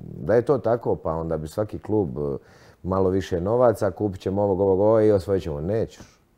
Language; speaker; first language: Croatian; native; Croatian